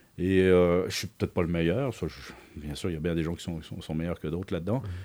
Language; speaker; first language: French; native; French